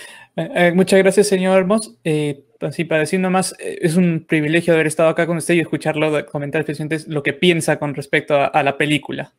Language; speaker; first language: Spanish; native; Spanish